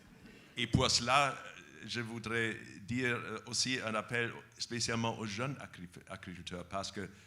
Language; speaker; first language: French; non-native, fluent; German